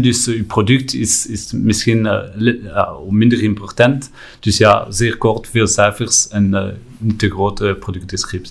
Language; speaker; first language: Dutch; non-native, local second language; French